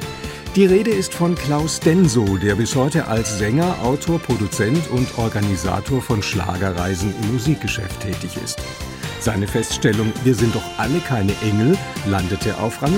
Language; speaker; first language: German; native; German